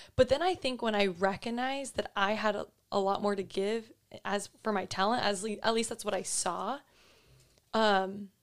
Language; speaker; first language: English; native; English